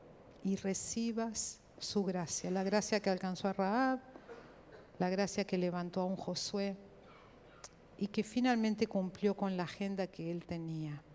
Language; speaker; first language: Spanish; native; Spanish